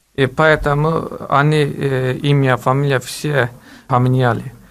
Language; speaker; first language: Russian; non-native, learner; Turkish